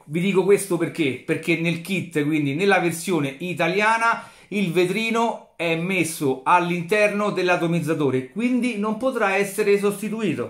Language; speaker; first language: Italian; native; Italian